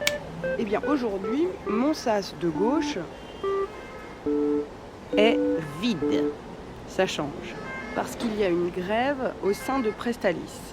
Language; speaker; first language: French; native; French